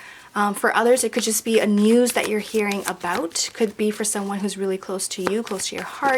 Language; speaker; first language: English; native; English